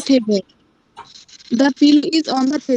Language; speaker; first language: English; non-native, learner; Bangla